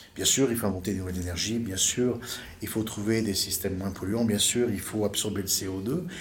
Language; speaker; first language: French; native; French